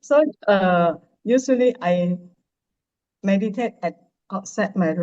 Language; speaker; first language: English; non-native, learner; Indonesian